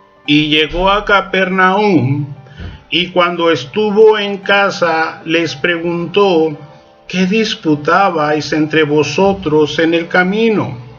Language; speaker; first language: Spanish; native; Spanish